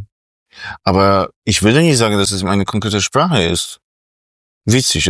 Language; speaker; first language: German; non-native, fluent; Polish